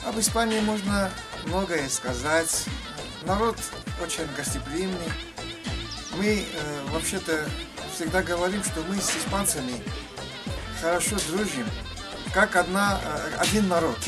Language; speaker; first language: Russian; non-native, fluent; Armenian